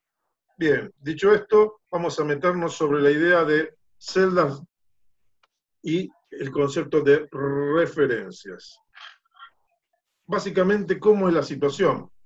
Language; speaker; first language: Spanish; native; Spanish